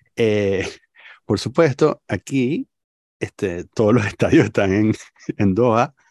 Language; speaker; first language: Spanish; native; Spanish